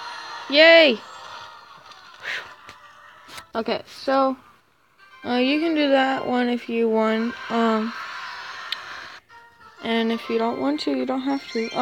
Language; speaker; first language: English; native; English